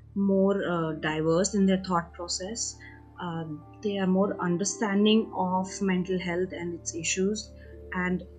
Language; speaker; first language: English; non-native, local second language; Hindi